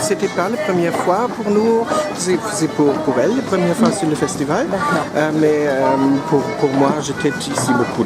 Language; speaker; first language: French; non-native, learner; German